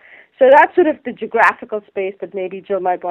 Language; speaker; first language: English; non-native, local second language; Bangla